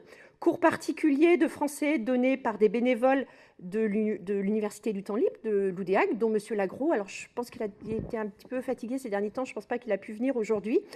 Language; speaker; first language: French; native; French